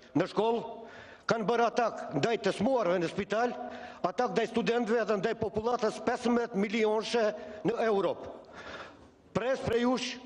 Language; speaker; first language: Albanian; non-native, local second language; Romany